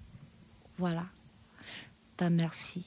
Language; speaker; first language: French; non-native, fluent; Chinese